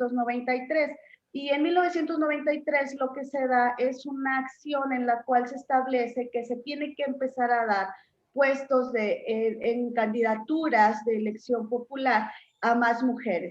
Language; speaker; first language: Spanish; native; Spanish